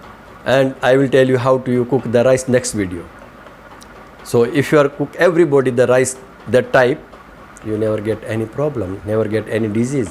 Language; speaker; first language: English; non-native, learner; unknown